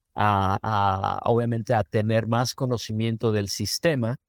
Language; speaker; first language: Spanish; native; Spanish